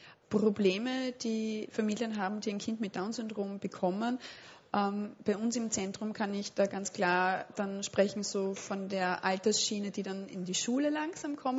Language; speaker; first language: German; native; German